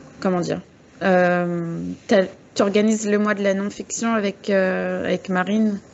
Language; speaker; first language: French; native; French